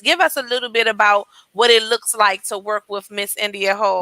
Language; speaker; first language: English; native; English